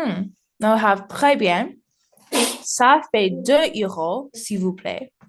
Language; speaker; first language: French; non-native, learner; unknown